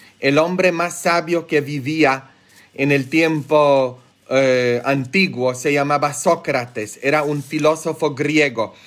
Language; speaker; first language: Spanish; non-native, fluent; Polish